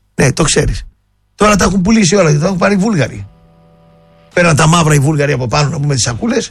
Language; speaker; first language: Greek; native; Greek